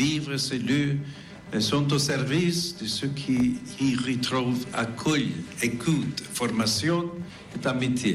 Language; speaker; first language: French; non-native, fluent; English